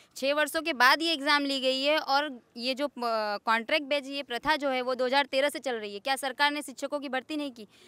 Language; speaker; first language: Hindi; non-native, local second language; Gujarati